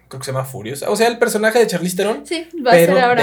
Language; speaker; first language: Spanish; native; Spanish